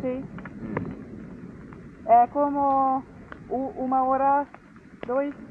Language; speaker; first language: Portuguese; non-native, learner; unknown